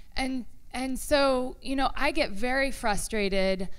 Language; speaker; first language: English; native; English